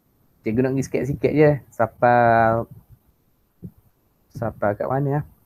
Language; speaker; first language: Malay; native; Malay